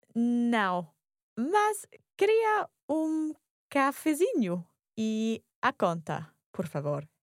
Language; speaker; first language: Portuguese; non-native, learner; English